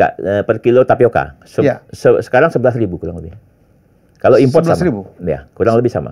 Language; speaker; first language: Indonesian; native; Indonesian